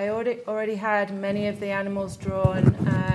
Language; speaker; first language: English; native; English